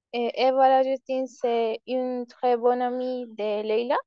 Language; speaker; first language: French; non-native, learner; Spanish